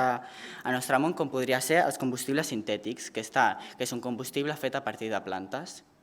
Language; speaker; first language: Catalan; native; Catalan